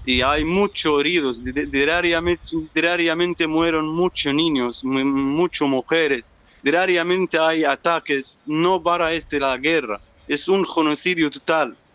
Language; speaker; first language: Spanish; non-native, learner; Arabic